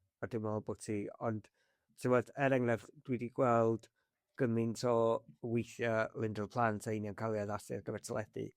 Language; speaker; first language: Welsh; native; Welsh